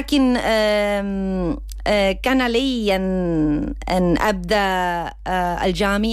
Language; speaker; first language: Arabic; non-native, learner; Spanish